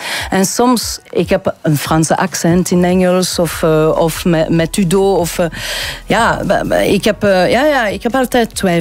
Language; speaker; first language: Dutch; non-native, local second language; French